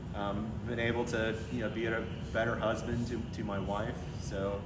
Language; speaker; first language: English; native; English